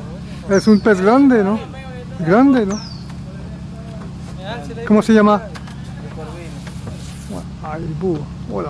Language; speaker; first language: Spanish; non-native, learner; French